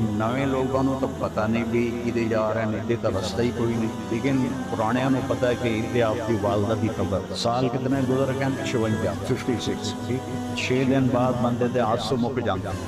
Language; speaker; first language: Urdu; non-native, local second language; Punjabi